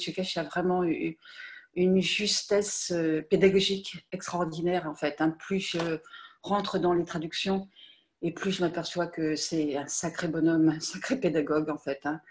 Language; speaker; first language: French; native; French